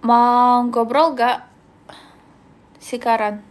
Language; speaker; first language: Indonesian; non-native, learner; Russian